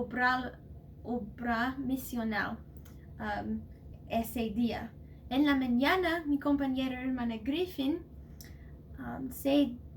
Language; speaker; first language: Spanish; non-native, learner; English